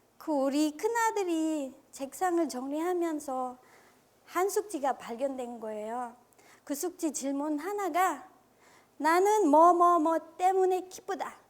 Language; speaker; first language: Korean; non-native, fluent; Filipino